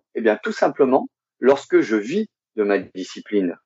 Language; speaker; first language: French; native; French